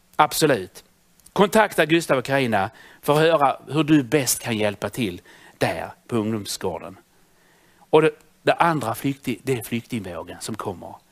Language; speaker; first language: Swedish; native; Swedish